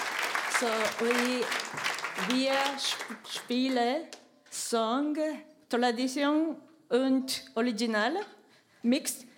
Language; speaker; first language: German; non-native, learner; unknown